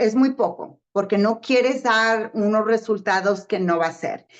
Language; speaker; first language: Spanish; early bilingual, heritage; Spanish